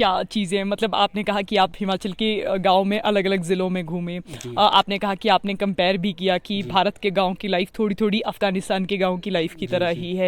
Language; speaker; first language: Hindi; native; Hindi